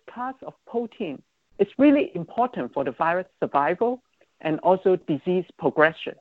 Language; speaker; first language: English; non-native, local second language; Cantonese